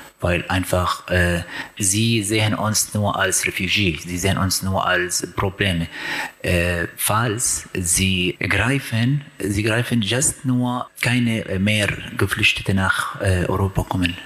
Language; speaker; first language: German; non-native, learner; Arabic